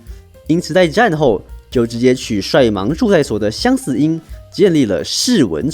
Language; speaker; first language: Chinese; native; Chinese